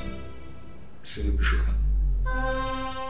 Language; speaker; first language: French; non-native, local second language; Haitian Creole